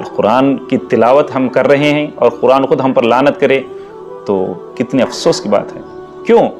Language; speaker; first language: Urdu; native; Urdu